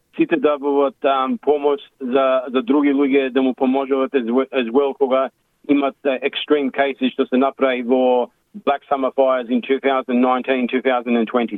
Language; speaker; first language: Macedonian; early bilingual, heritage; Macedonian